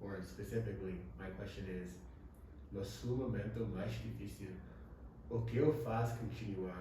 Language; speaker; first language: Portuguese; non-native, learner; English